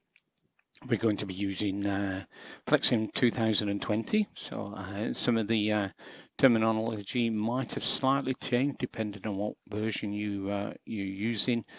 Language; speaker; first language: English; native; English